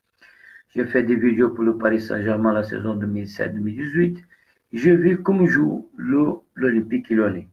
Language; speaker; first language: French; non-native, fluent; Portuguese